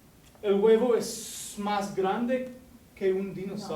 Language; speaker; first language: Spanish; non-native, fluent; English